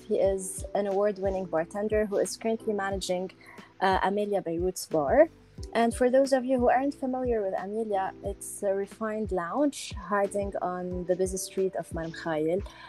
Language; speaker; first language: English; non-native, local second language; Arabic